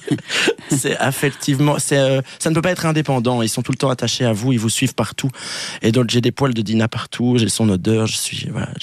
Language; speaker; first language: French; native; French